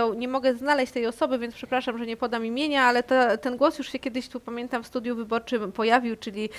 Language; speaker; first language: Polish; native; Polish